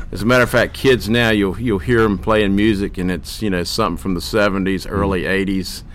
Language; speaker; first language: English; native; English